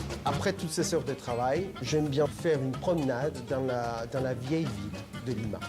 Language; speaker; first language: French; non-native, fluent; Spanish